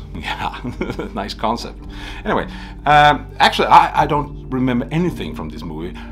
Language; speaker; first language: English; non-native, fluent; Swedish